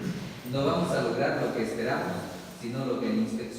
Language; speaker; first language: Spanish; native; Spanish